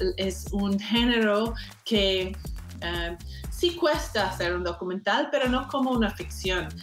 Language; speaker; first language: Spanish; non-native, fluent; English